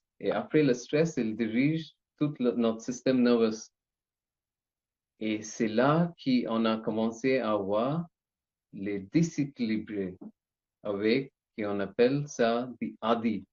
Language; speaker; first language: French; non-native, learner; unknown